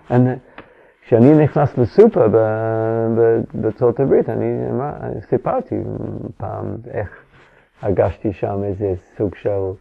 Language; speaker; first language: Hebrew; non-native, fluent; English